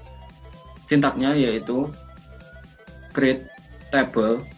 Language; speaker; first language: Indonesian; native; Indonesian